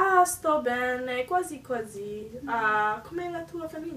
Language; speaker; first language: Italian; non-native, learner; English